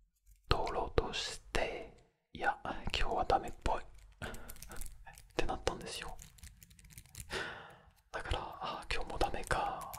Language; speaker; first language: Japanese; non-native, fluent; French